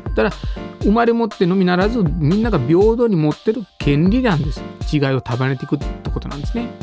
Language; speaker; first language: Japanese; non-native, fluent; Sinhala